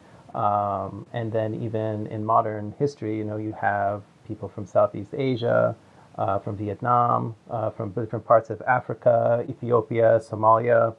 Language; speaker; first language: English; native; English